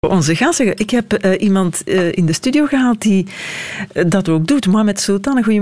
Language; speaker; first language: Dutch; native; Dutch